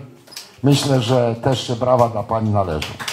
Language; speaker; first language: Polish; native; Polish